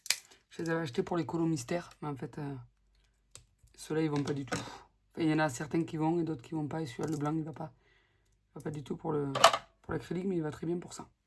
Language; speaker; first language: French; native; French